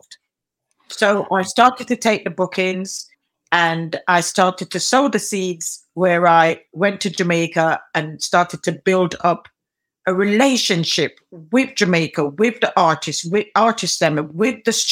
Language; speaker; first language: English; native; English